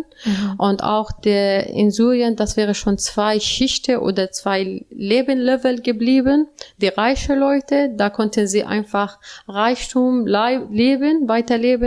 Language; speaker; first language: German; non-native, learner; Arabic